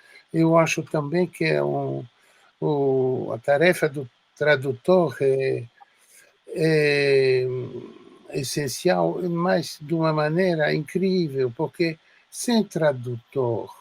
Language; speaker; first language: Portuguese; non-native, fluent; French